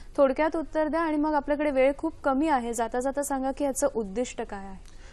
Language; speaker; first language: Marathi; native; Marathi